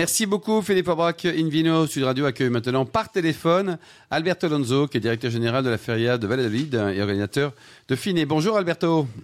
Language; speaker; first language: French; native; French